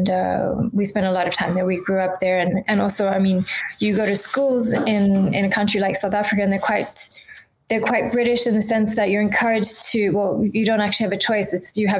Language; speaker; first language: English; native; English